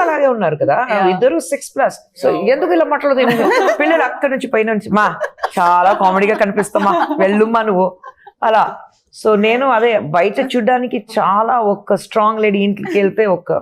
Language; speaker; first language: Telugu; non-native, fluent; Hindi